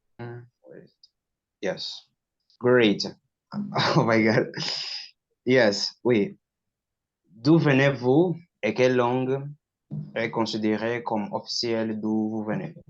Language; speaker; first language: French; non-native, learner; Portuguese